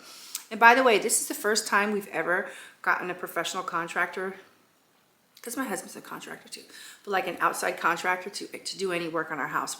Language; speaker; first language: English; native; English